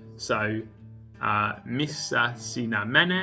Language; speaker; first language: Finnish; non-native, learner; English